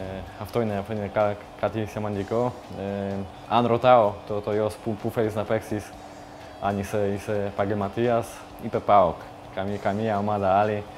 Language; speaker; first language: Greek; non-native, learner; Polish